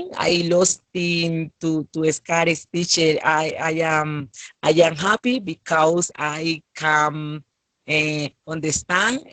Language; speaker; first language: English; non-native, learner; Spanish